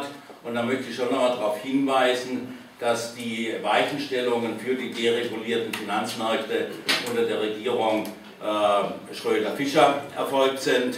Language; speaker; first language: German; native; German